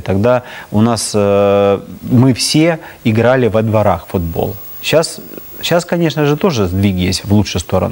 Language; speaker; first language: Russian; native; Russian